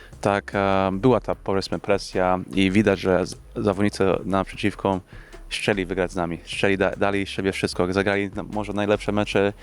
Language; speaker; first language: Polish; early bilingual, heritage; English